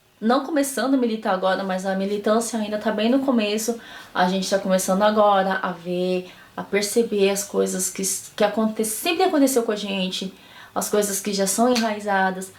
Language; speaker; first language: Portuguese; native; Portuguese